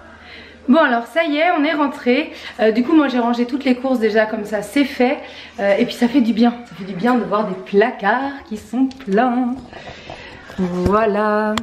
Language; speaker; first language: French; native; French